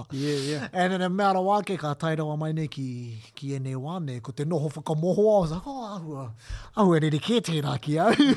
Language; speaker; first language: Māori; non-native, local second language; English